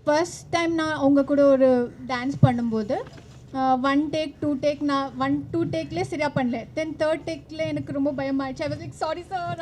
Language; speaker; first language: Tamil; non-native, fluent; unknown